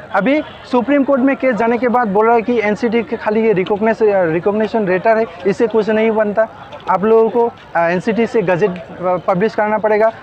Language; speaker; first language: Hindi; non-native, local second language; Assamese